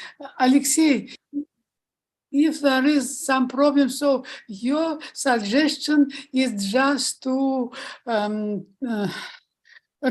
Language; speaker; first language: English; non-native, fluent; Russian